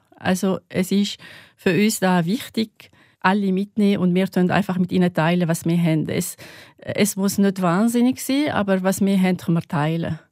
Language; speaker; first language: German; non-native, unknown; Arabic